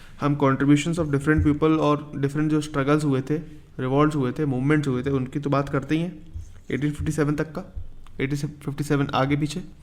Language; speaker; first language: Hindi; native; Hindi